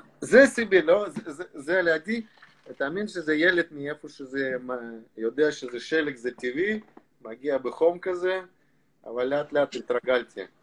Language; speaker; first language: Hebrew; non-native, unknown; Russian